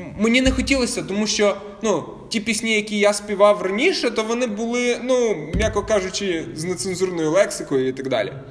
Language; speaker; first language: Ukrainian; non-native, local second language; Russian